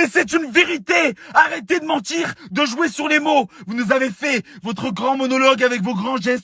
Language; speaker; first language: French; native; French